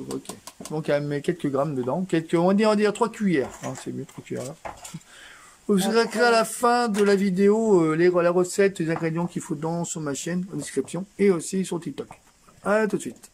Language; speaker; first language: French; native; French